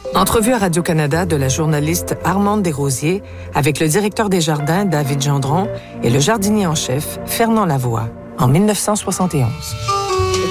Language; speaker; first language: French; native; French